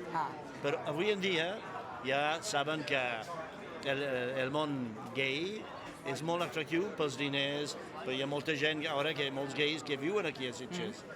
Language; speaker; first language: Catalan; non-native, fluent; English